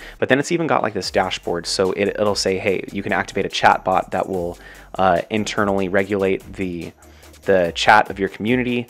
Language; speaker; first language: English; native; English